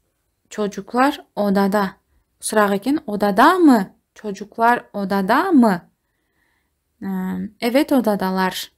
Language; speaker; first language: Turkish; non-native, fluent; Kazakh